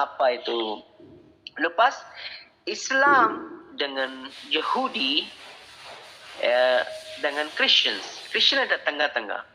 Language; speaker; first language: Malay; non-native, learner; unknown